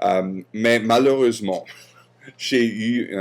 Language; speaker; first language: French; non-native, fluent; German